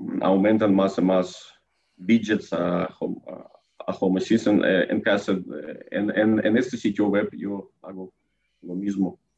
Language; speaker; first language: Spanish; non-native, learner; Russian